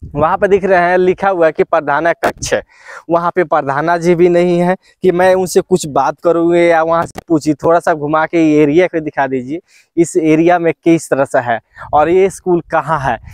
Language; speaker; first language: Hindi; native; Hindi